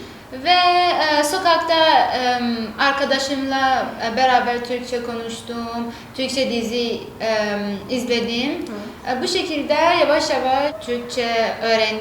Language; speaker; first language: Turkish; non-native, learner; Persian